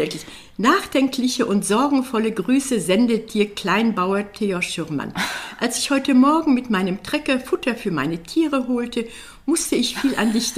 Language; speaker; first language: German; native; German